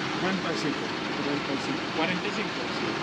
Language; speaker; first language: Spanish; non-native, learner; English